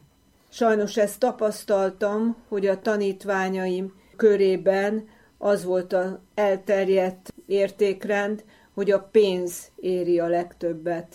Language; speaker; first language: Hungarian; native; Hungarian